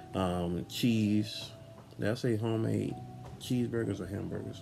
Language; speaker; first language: English; native; English